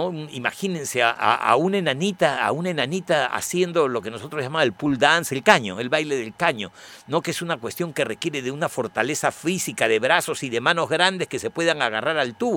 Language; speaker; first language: Spanish; native; Spanish